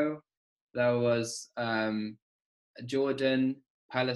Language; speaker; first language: English; native; English